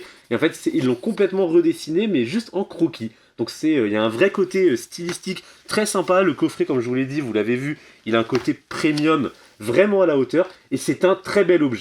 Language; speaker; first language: French; native; French